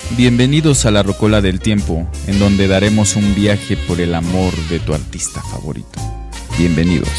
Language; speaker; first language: Spanish; native; Spanish